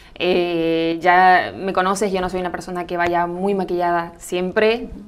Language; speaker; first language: Spanish; native; Spanish